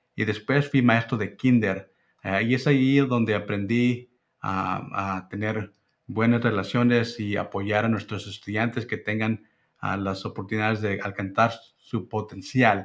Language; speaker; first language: Spanish; early bilingual, heritage; Spanish